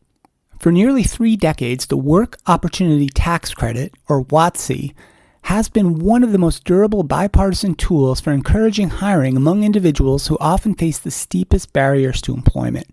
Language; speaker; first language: English; native; English